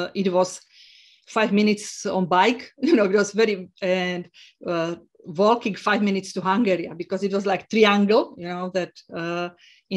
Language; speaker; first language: English; non-native, fluent; Slovak